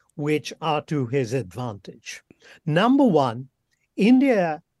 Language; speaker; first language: English; non-native, local second language; Bangla